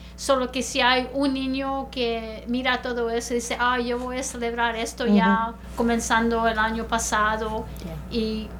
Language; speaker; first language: Spanish; early bilingual, other home language; English